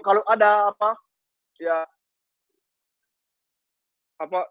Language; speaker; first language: Indonesian; non-native, learner; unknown